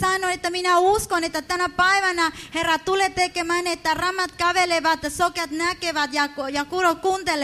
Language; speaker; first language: Finnish; non-native, fluent; Spanish